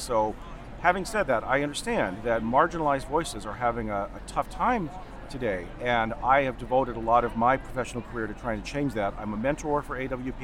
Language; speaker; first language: English; native; English